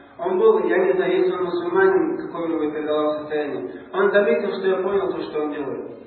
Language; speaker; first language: Russian; non-native, local second language; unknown